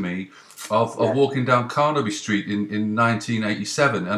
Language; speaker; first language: English; native; English